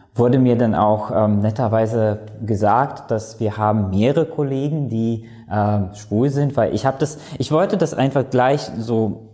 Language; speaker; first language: German; non-native, fluent; Latvian